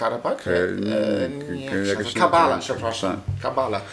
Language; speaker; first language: Polish; non-native, learner; English